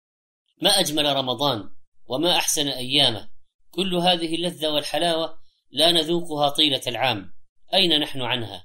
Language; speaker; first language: Arabic; native; Arabic